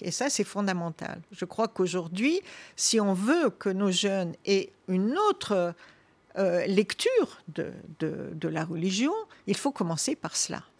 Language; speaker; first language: French; non-native, local second language; Arabic